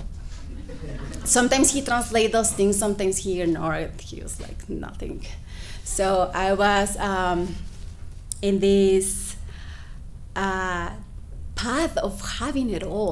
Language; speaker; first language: English; non-native, fluent; Spanish